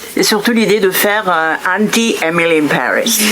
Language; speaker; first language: French; non-native, fluent; Spanish